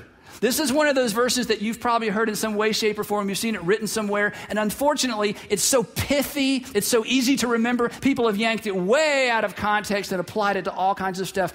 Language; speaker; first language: English; native; English